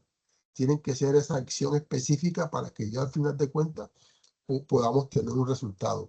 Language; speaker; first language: Spanish; native; Spanish